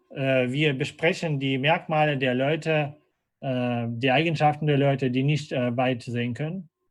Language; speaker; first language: German; non-native, fluent; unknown